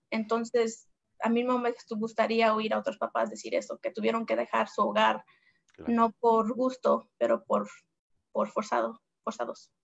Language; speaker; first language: Spanish; early bilingual, heritage; Spanish